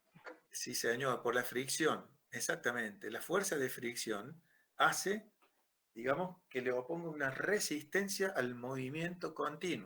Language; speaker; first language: Spanish; native; Spanish